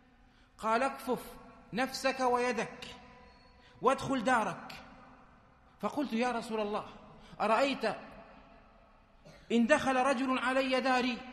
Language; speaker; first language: Arabic; native; Arabic